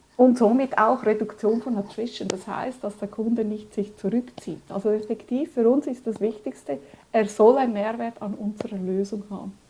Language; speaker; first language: German; early bilingual, other home language; Spanish